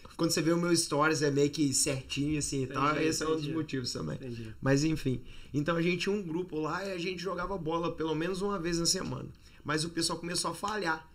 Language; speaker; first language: Portuguese; native; Portuguese